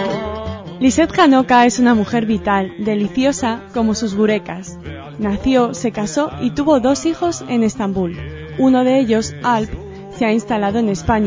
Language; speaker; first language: Spanish; native; Spanish